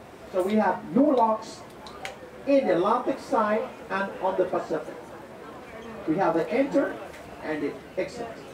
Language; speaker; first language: English; non-native, fluent; Spanish